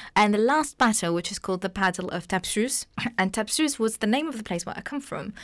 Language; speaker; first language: English; non-native, fluent; Arabic